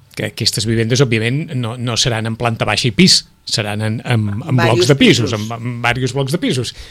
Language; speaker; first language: Catalan; native; Catalan